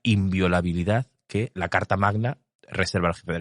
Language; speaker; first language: Spanish; native; Spanish